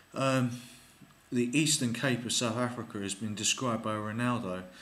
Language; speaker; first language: English; native; English